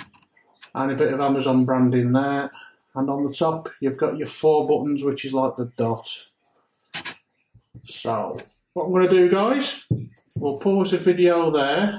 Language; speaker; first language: English; native; English